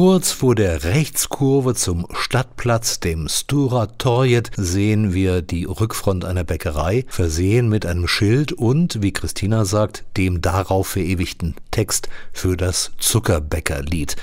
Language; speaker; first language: German; native; German